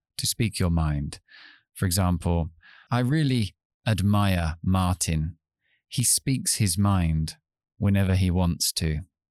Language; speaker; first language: English; native; English